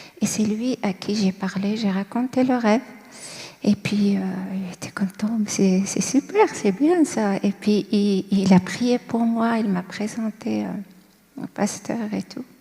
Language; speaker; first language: French; non-native, local second language; Kabyle